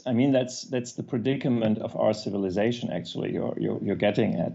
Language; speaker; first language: English; non-native, fluent; German